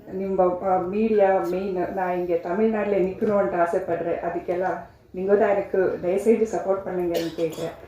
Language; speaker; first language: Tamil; non-native, learner; Kannada